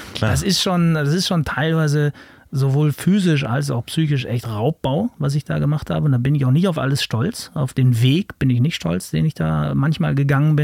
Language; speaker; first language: German; native; German